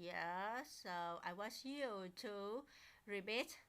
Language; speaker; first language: English; non-native, fluent; Vietnamese